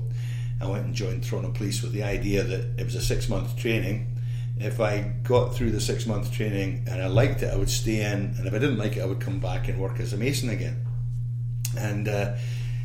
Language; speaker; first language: English; native; English